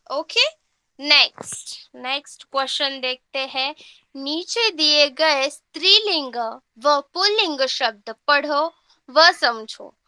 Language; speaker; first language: Hindi; non-native, local second language; Marathi